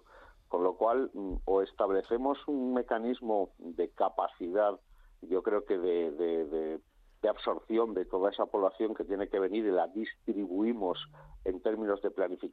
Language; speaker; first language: Spanish; native; Spanish